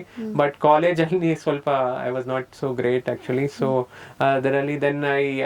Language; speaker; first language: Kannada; non-native, learner; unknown